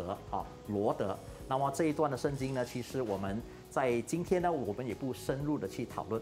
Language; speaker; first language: Chinese; native; Chinese